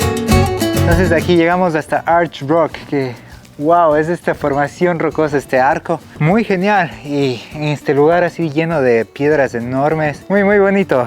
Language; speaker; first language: Spanish; native; Spanish